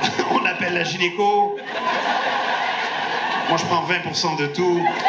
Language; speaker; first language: French; non-native, local second language; Punjabi